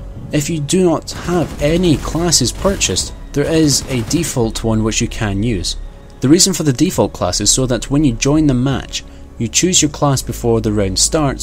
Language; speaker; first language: English; native; English